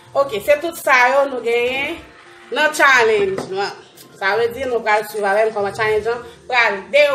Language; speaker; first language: French; non-native, learner; Haitian Creole